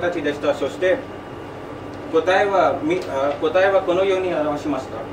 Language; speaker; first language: Japanese; non-native, learner; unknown